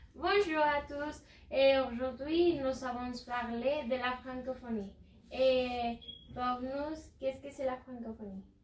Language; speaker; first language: French; non-native, learner; Spanish